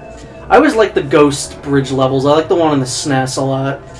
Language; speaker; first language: English; native; English